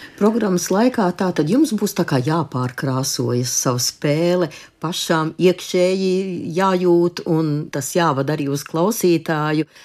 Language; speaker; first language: Latvian; native; Latvian